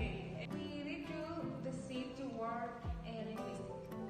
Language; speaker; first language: English; non-native, learner; Spanish